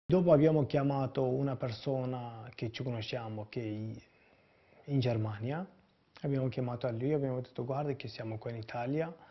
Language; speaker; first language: Italian; non-native, fluent; Kurdish